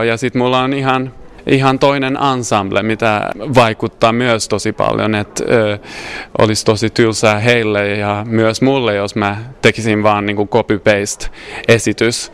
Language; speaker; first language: Finnish; non-native, fluent; Swedish